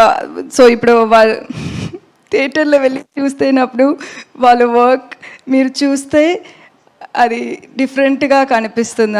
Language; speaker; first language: Telugu; non-native, local second language; Tamil